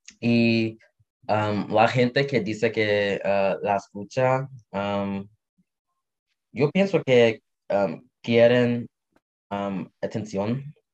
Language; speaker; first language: Spanish; non-native, learner; English